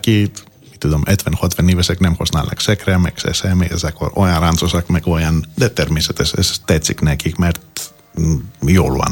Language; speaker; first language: Hungarian; non-native, learner; Greek